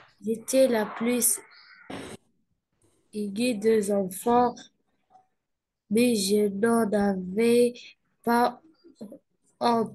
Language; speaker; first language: French; non-native, learner; Arabic